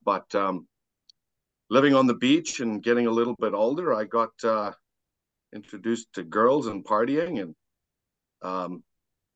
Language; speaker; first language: English; native; English